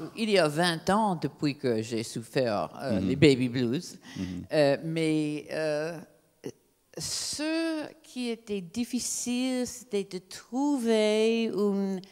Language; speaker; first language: French; non-native, fluent; English